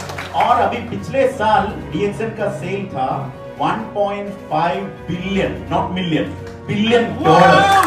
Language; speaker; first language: Hindi; non-native, fluent; Bangla